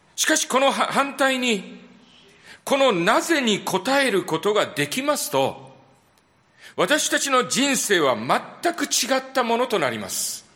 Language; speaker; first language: Japanese; native; Japanese